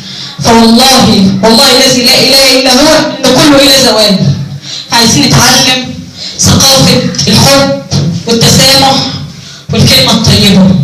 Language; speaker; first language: Arabic; native; Arabic